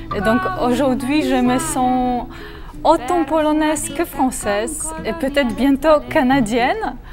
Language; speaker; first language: French; non-native, fluent; Polish